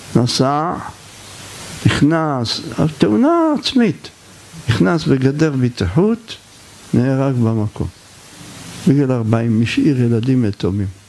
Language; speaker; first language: Hebrew; native; Hebrew